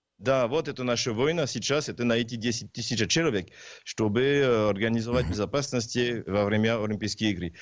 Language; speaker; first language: Russian; non-native, learner; French